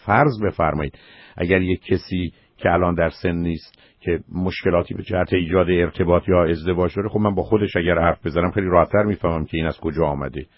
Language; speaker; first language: Persian; native; Persian